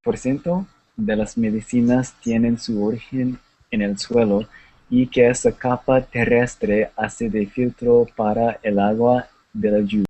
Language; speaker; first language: Spanish; non-native, learner; English